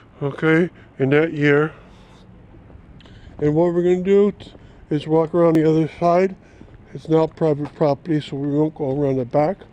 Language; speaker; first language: English; native; English